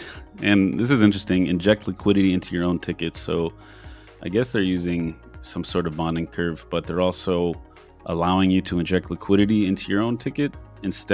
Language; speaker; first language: English; native; English